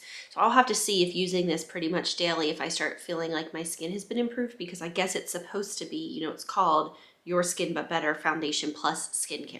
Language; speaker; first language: English; native; English